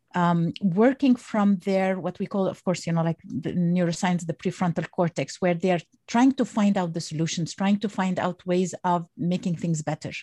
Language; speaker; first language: English; non-native, fluent; Arabic